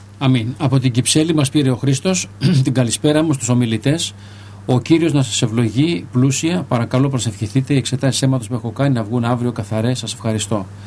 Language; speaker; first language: Greek; native; Greek